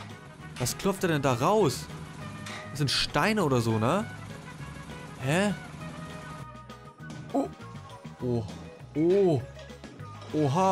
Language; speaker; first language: German; native; German